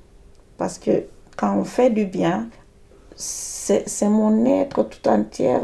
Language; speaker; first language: French; native; French